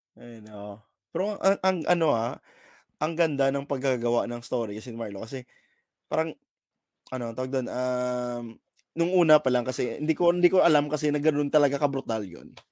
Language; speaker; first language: Filipino; native; Filipino